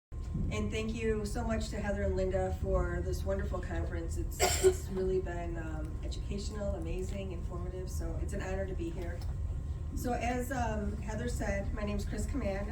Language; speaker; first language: English; native; English